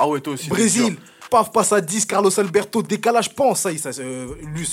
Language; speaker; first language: French; native; French